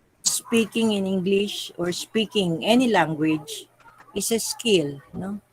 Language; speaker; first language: English; non-native, local second language; Filipino